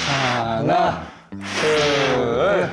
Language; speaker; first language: Korean; non-native, fluent; Japanese